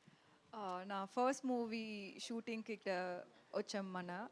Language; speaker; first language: Telugu; non-native, learner; Tamil